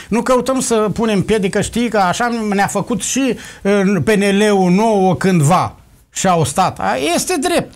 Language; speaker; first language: Romanian; native; Romanian